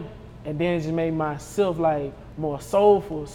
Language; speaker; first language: English; native; English